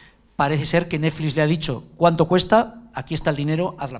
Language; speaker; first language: Spanish; native; Spanish